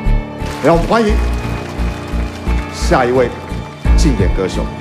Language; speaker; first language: Chinese; native; Chinese